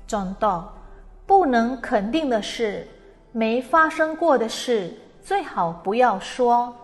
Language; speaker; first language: Chinese; non-native, fluent; Indonesian